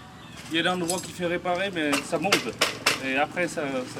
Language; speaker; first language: French; non-native, fluent; Vietnamese